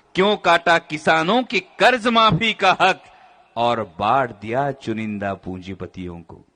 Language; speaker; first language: Hindi; non-native, local second language; Marathi